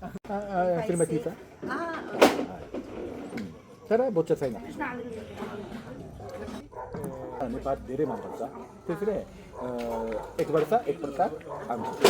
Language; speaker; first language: Nepali; non-native, learner; Japanese